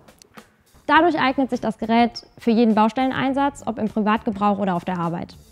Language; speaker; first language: German; native; German